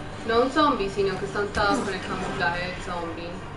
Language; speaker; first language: Spanish; native; Spanish